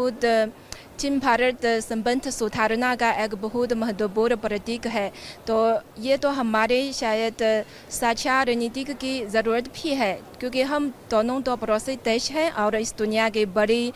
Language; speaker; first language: Hindi; non-native, fluent; Chinese